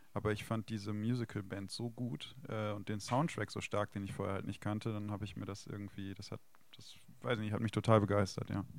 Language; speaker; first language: German; native; German